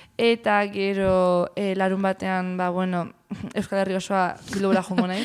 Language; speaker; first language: Basque; early bilingual, heritage; Basque